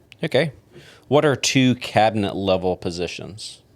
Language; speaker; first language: English; native; English